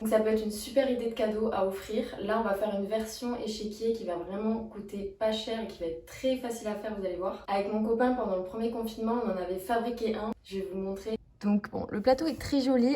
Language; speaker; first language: French; native; French